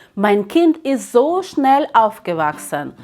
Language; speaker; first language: German; non-native, fluent; Ukrainian